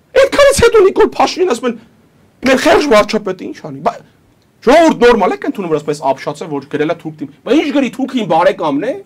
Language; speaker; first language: Armenian; native; Armenian